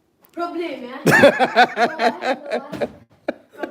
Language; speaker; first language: Russian; non-native, local second language; Chechen